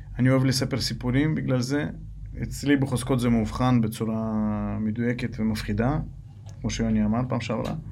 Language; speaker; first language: Hebrew; non-native, fluent; Russian